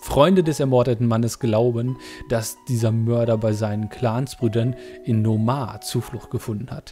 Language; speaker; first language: German; native; German